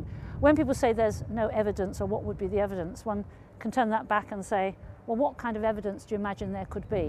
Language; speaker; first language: English; native; English